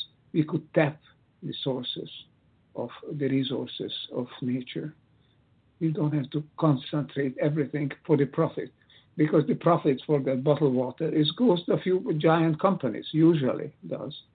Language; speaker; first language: English; non-native, fluent; Hungarian